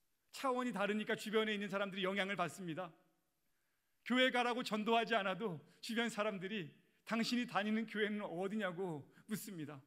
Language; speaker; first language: Korean; native; Korean